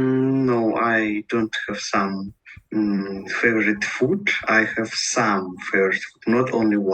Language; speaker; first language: English; non-native, learner; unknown